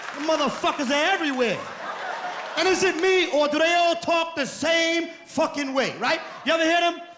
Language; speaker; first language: English; native; English